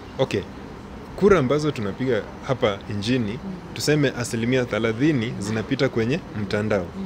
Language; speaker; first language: Swahili; non-native, local second language; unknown